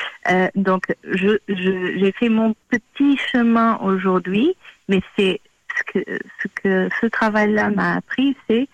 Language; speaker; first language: French; non-native, fluent; Portuguese